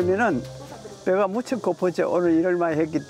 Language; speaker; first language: Korean; native; Korean